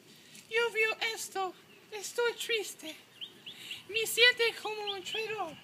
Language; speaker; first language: Spanish; non-native, learner; English